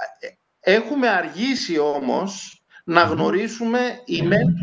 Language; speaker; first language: Greek; native; Greek